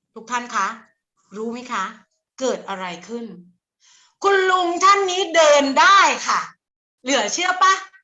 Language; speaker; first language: Thai; native; Thai